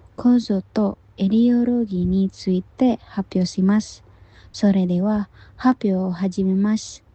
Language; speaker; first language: Japanese; non-native, learner; Indonesian